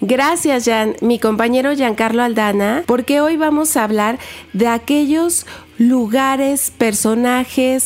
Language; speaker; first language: Spanish; native; Spanish